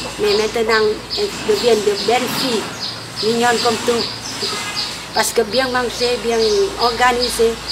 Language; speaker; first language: French; non-native, local second language; Vietnamese